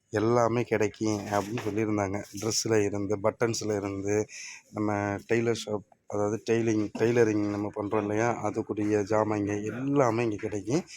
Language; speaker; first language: Tamil; native; Tamil